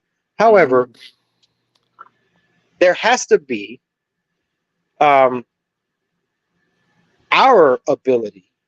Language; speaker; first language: English; native; English